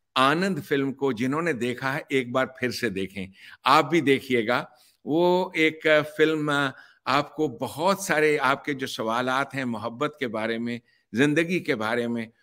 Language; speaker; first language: Urdu; native; Urdu